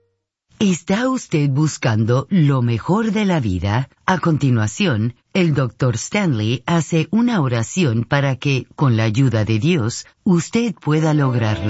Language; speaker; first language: Spanish; native; Spanish